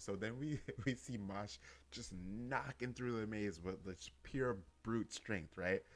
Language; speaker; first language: English; native; English